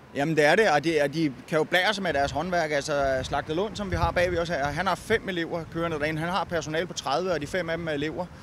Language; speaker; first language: Danish; native; Danish